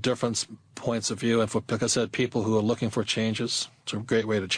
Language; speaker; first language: English; native; English